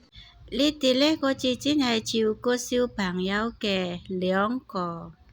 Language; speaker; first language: Cantonese; non-native, learner; Indonesian